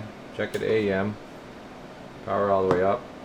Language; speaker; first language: English; native; English